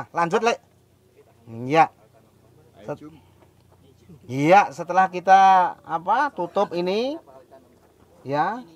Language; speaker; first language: Indonesian; non-native, local second language; Javanese